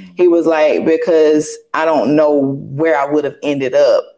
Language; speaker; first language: English; native; English